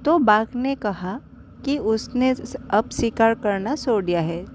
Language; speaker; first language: Hindi; non-native, local second language; Assamese